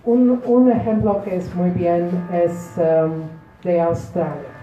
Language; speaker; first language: Spanish; non-native, fluent; Polish